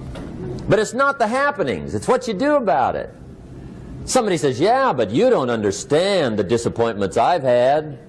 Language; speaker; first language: English; native; English